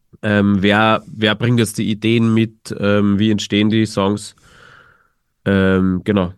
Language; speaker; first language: German; native; German